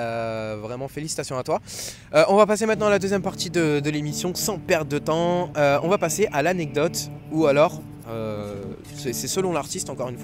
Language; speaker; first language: French; native; French